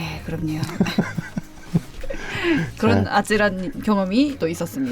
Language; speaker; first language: Korean; native; Korean